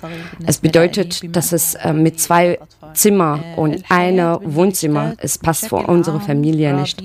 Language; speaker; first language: German; non-native, learner; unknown